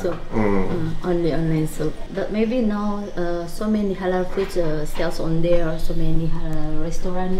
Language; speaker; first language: English; non-native, learner; Indonesian